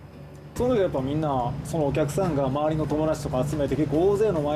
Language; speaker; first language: Japanese; native; Japanese